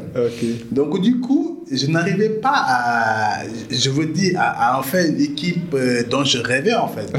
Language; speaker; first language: French; non-native, local second language; Wolof